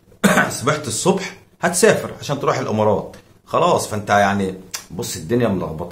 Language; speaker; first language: Arabic; native; Arabic